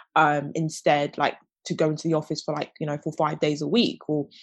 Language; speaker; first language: English; native; English